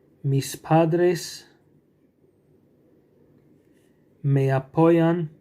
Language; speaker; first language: Spanish; non-native, fluent; English